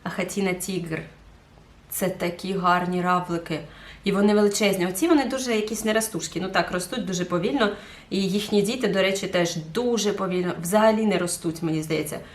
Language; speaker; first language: Ukrainian; non-native, local second language; Russian